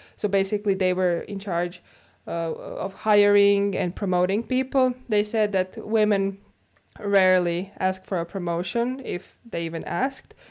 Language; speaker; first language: English; non-native, fluent; Croatian